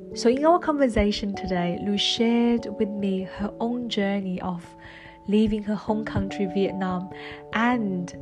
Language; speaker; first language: English; non-native, fluent; Chinese